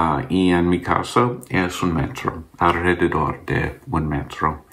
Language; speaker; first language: Spanish; non-native, learner; English